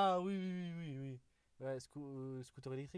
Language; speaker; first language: French; native; French